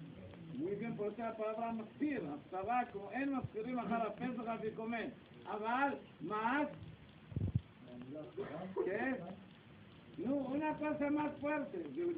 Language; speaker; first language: Spanish; non-native, learner; Hebrew